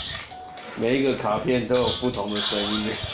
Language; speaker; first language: Chinese; native; Chinese